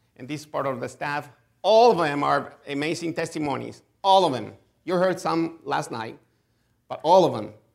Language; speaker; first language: English; non-native, fluent; Spanish